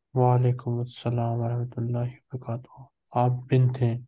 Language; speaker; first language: Urdu; native; Urdu